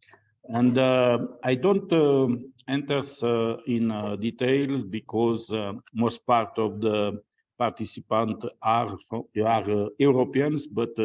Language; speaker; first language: English; non-native, fluent; Romanian